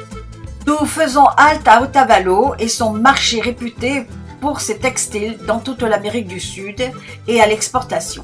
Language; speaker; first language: French; native; French